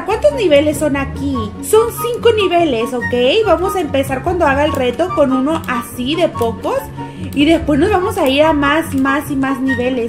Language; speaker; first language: Spanish; native; Spanish